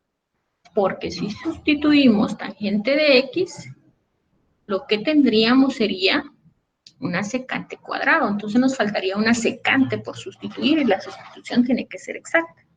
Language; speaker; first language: Spanish; native; Spanish